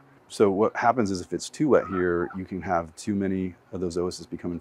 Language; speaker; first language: English; native; English